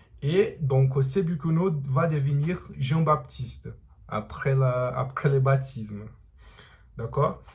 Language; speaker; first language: French; non-native, learner; Portuguese